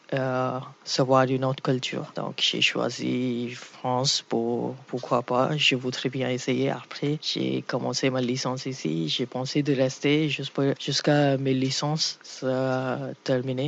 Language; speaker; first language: French; non-native, learner; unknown